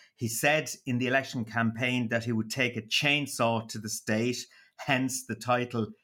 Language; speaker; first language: English; native; English